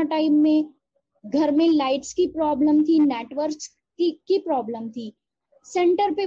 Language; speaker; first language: Hindi; native; Hindi